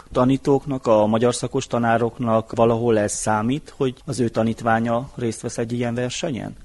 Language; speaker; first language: Hungarian; native; Hungarian